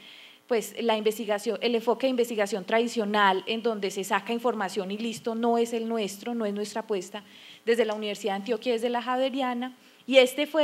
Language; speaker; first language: Spanish; native; Spanish